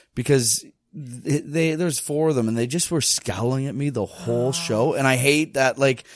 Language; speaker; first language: English; native; English